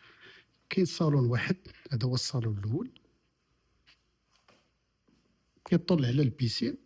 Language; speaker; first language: Arabic; native; Arabic